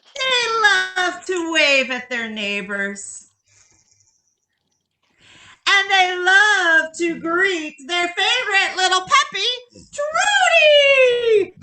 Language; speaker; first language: English; native; English